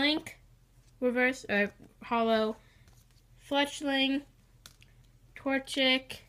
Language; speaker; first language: English; native; English